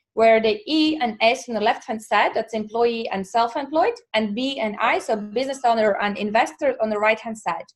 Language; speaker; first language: English; non-native, fluent; Latvian